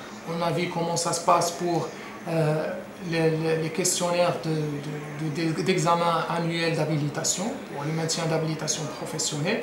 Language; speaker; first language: French; non-native, local second language; Arabic